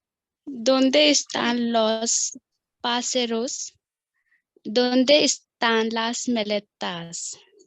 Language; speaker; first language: Spanish; non-native, learner; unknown